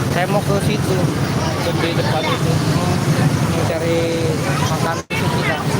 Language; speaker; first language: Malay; non-native, local second language; Achinese